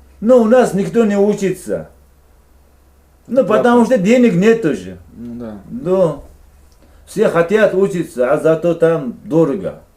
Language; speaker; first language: Russian; non-native, local second language; Uzbek